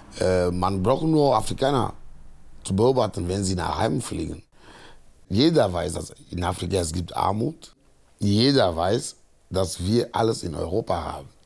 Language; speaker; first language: German; non-native, fluent; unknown